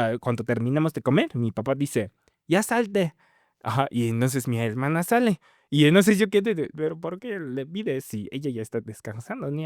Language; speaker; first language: Spanish; non-native, fluent; Min Nan Chinese